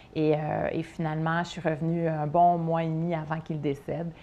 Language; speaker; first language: French; native; French